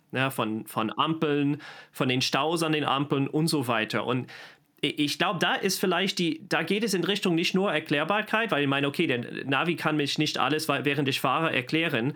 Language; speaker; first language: German; non-native, fluent; English